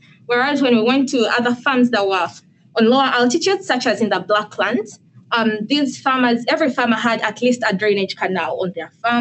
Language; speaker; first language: English; non-native, local second language; Ganda